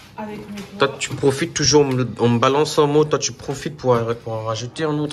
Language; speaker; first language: French; native; French